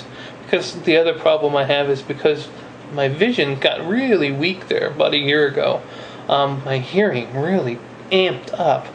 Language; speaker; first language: English; native; English